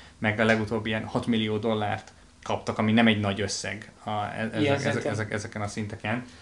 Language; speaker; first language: Hungarian; native; Hungarian